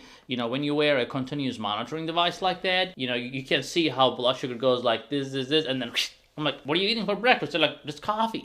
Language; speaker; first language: English; non-native, fluent; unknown